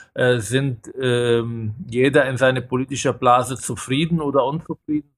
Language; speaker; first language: German; non-native, fluent; Hebrew